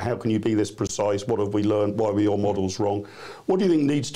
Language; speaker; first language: English; native; English